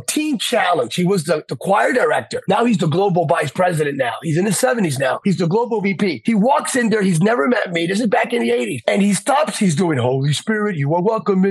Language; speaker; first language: English; native; English